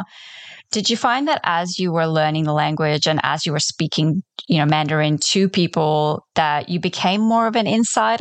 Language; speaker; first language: English; non-native, fluent; Polish